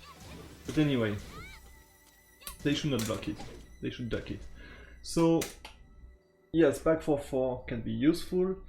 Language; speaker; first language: English; non-native, fluent; French